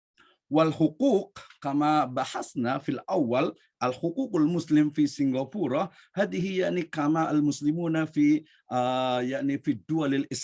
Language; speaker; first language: Arabic; non-native, learner; Indonesian